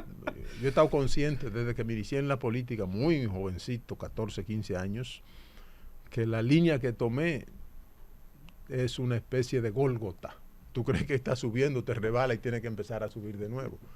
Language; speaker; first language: Spanish; native; Spanish